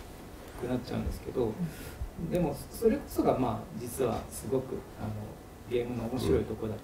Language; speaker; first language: Japanese; native; Japanese